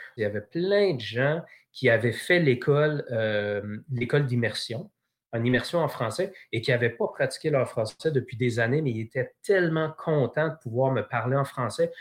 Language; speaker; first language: French; native; French